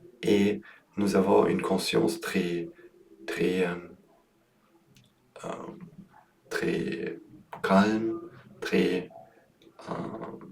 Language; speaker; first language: French; non-native, learner; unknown